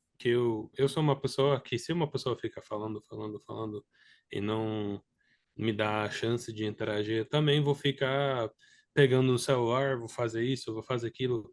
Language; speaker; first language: Portuguese; non-native, fluent; English